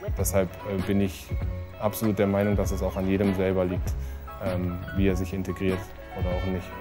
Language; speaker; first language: German; native; German